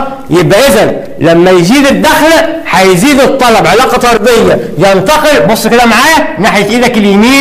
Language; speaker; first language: Arabic; native; Arabic